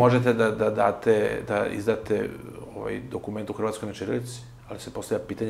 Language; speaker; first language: Serbian; native; Serbian